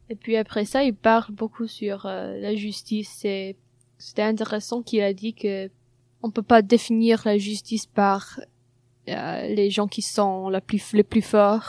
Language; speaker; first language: French; non-native, fluent; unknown